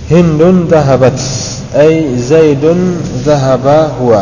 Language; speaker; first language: Arabic; non-native, fluent; Indonesian